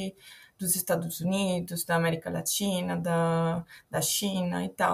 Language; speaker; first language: Portuguese; non-native, fluent; Italian